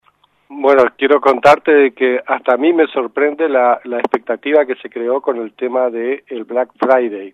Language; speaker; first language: Spanish; native; Spanish